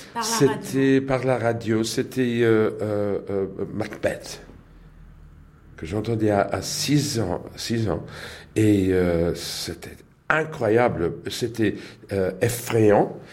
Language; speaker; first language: French; non-native, learner; English